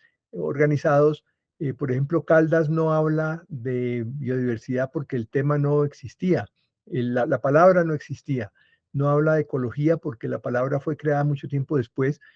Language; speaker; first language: Spanish; native; Spanish